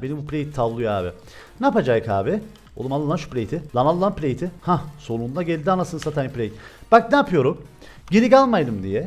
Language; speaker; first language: Turkish; native; Turkish